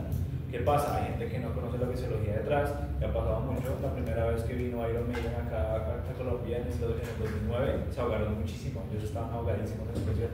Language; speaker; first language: Spanish; native; Spanish